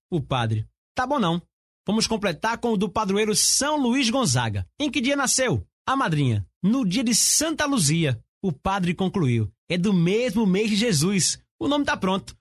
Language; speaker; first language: Portuguese; native; Portuguese